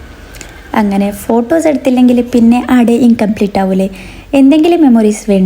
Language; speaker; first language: Malayalam; native; Malayalam